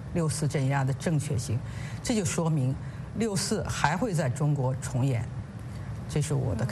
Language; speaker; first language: Chinese; native; Chinese